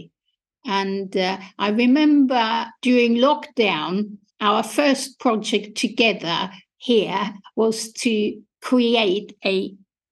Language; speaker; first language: English; non-native, fluent; German